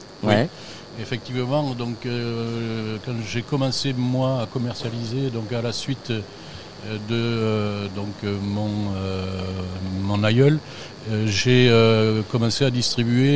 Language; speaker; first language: French; native; French